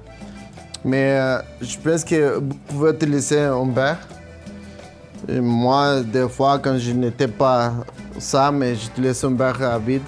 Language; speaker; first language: French; non-native, learner; Spanish